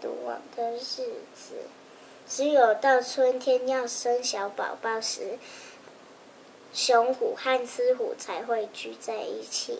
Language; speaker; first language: Chinese; native; Chinese